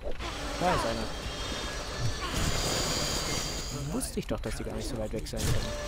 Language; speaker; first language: German; native; German